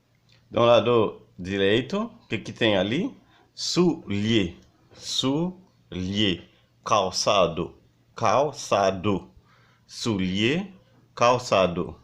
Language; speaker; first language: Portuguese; non-native, learner; Haitian Creole